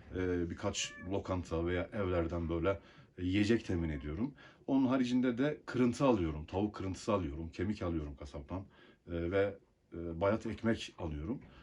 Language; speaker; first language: Turkish; native; Turkish